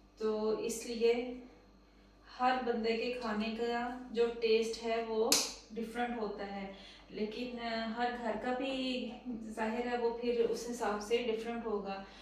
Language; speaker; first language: Urdu; non-native, local second language; Punjabi